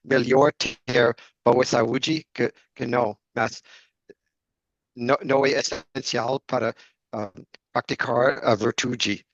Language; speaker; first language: Portuguese; non-native, learner; English